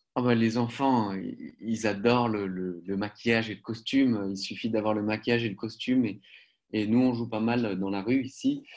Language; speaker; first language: French; native; French